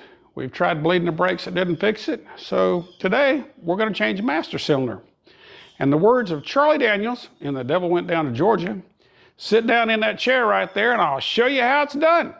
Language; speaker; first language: English; native; English